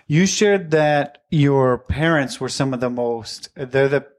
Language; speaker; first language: English; native; English